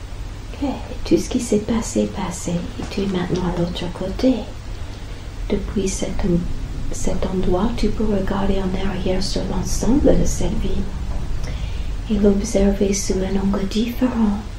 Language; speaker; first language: French; non-native, fluent; English